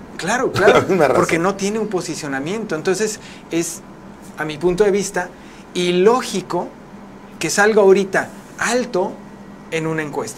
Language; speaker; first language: Spanish; native; Spanish